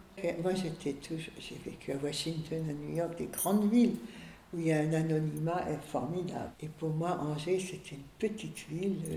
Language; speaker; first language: French; early bilingual, other home language; Hungarian